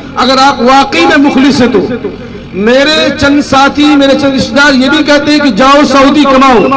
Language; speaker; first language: Hindi; native; Hindi